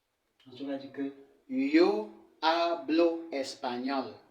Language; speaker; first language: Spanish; non-native, fluent; French